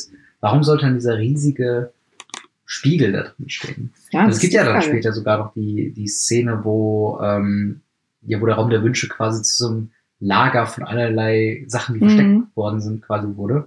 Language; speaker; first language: German; native; German